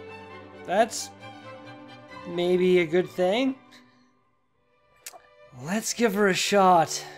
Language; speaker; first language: English; native; English